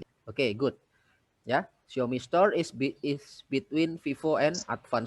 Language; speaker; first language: English; non-native, fluent; Indonesian